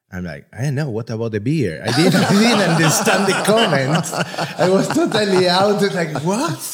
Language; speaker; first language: English; non-native, fluent; Spanish